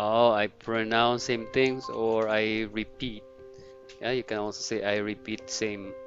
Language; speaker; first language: English; non-native, fluent; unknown